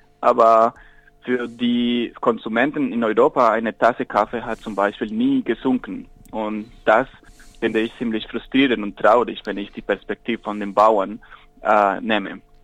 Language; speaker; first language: German; non-native, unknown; Spanish